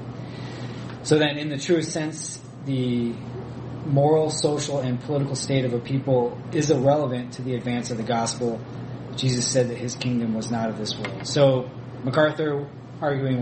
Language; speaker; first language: English; native; English